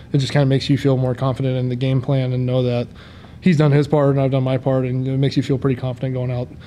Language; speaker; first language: English; native; English